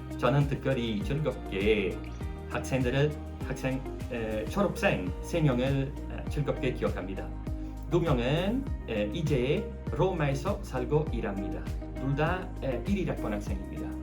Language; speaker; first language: Korean; non-native, fluent; Italian